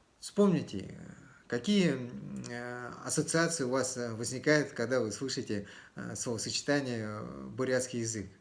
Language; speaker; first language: Russian; native; Russian